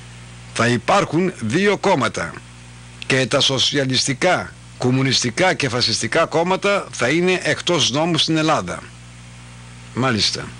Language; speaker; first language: Greek; native; Greek